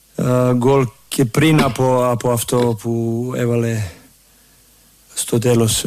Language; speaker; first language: Greek; non-native, fluent; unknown